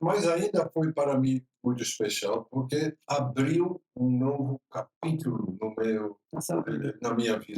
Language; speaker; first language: Portuguese; non-native, fluent; Dutch